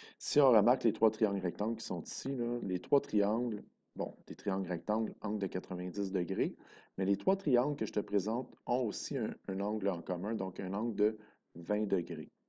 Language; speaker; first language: French; native; French